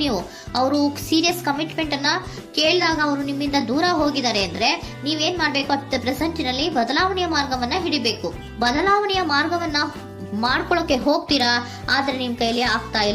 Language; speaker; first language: Kannada; native; Kannada